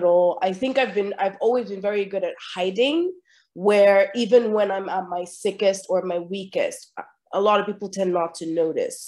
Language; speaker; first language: English; non-native, local second language; Yoruba